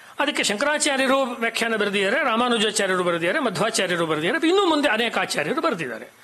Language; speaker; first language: Kannada; native; Kannada